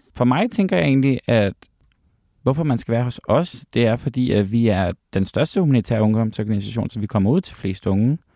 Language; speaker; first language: Danish; native; Danish